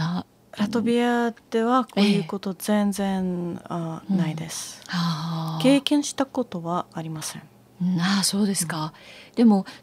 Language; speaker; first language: Japanese; non-native, fluent; Latvian